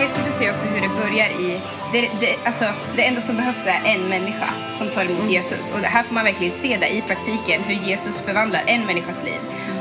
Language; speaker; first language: Swedish; native; Swedish